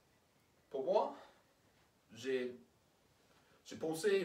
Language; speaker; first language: French; non-native, learner; English